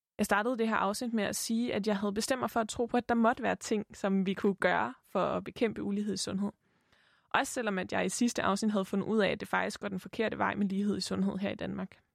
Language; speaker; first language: Danish; native; Danish